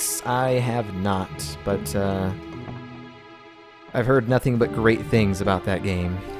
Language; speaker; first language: English; native; English